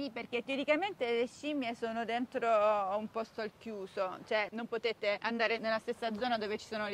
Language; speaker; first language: Italian; native; Italian